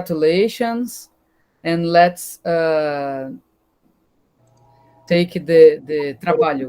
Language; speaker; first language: English; non-native, learner; Portuguese